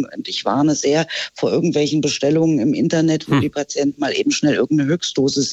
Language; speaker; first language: German; native; German